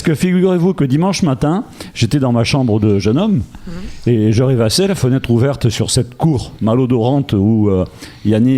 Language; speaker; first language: French; native; French